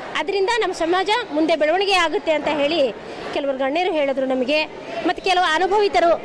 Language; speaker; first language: Kannada; non-native, local second language; Lambadi